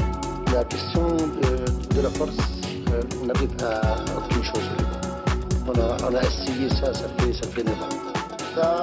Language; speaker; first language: French; non-native, local second language; Arabic